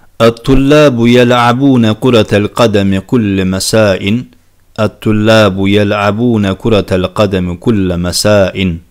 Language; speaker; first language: Arabic; non-native, fluent; Turkish